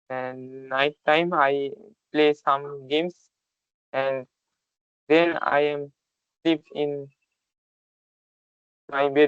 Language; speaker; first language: English; non-native, learner; Bangla